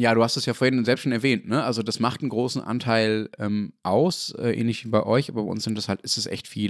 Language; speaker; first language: German; native; German